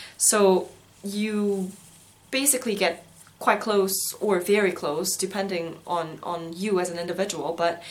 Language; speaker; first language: English; non-native, fluent; Korean